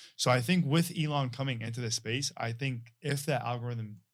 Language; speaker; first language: English; non-native, fluent; Arabic